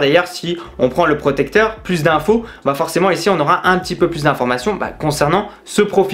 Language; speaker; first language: French; native; French